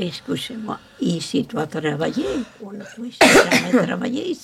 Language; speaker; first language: French; non-native, local second language; Spanish